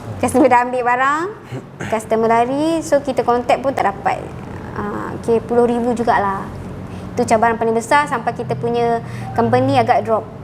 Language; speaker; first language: Malay; native; Malay